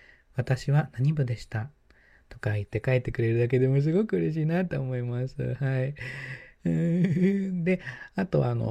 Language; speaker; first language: Japanese; native; Japanese